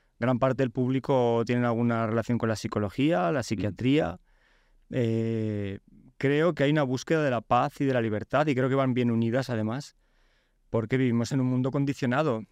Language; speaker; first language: Spanish; early bilingual, other home language; Polish